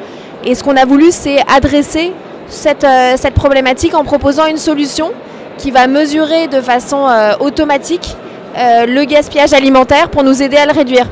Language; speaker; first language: French; native; French